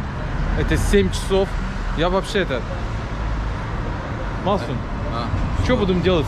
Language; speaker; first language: Russian; non-native, learner; Turkish